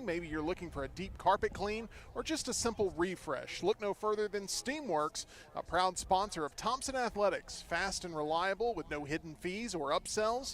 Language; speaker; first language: English; native; English